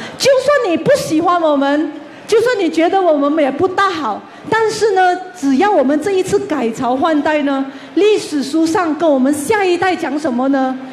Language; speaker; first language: Chinese; native; Chinese